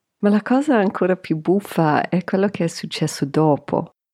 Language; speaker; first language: Italian; non-native, fluent; English